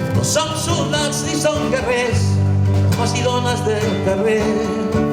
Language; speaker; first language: Catalan; non-native, local second language; Spanish